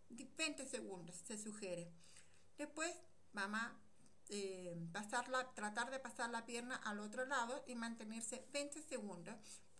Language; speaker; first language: Spanish; native; Spanish